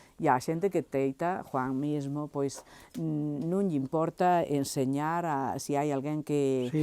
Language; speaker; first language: Galician; native; Galician